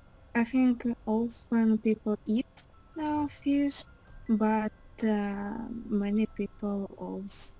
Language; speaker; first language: English; non-native, learner; Russian